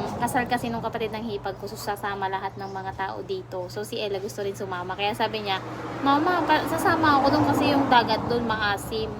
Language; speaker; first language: Filipino; non-native, local second language; Bikol